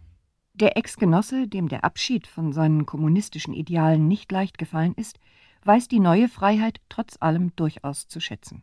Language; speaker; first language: German; native; German